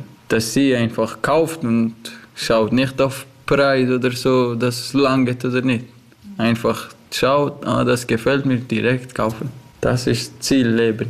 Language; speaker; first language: German; non-native, learner; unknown